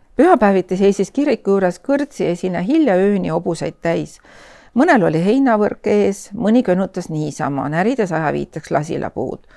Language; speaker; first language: Estonian; native; Estonian